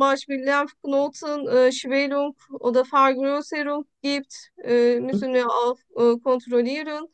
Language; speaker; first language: German; non-native, learner; Turkish